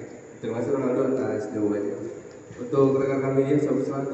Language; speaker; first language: Indonesian; native; Indonesian